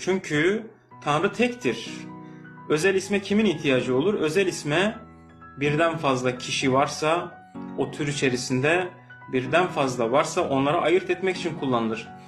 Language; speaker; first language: Turkish; non-native, local second language; Kurdish